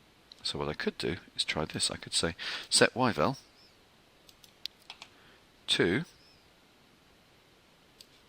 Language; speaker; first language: English; native; English